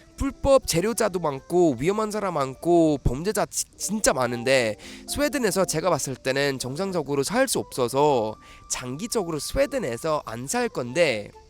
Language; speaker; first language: Korean; non-native, fluent; Swedish